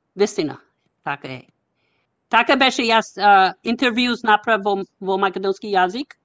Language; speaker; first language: Macedonian; non-native, fluent; English